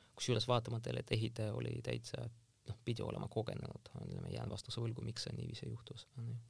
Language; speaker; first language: Estonian; non-native, local second language; Russian